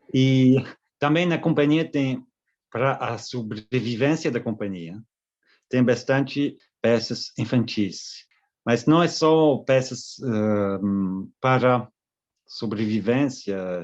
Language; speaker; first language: Portuguese; non-native, fluent; French